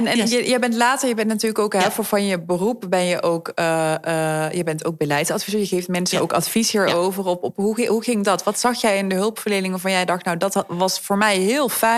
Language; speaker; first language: Dutch; native; Dutch